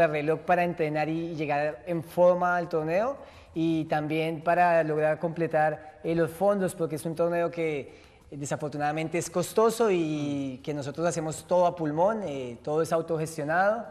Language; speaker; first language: Spanish; native; Spanish